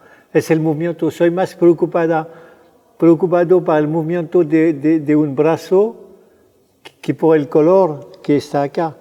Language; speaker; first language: Spanish; non-native, fluent; French